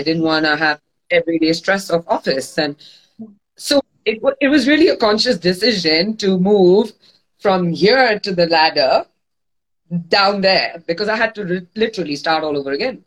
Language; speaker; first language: English; non-native, local second language; Gujarati